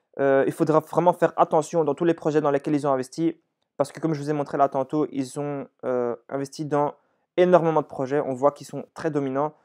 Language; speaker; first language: French; native; French